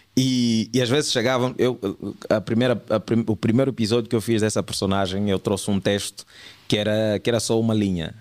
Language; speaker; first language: Portuguese; native; Portuguese